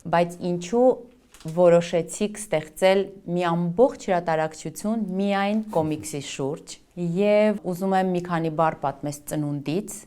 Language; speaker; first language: Armenian; native; Armenian